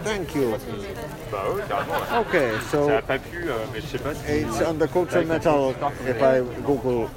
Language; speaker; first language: English; non-native, fluent; Finnish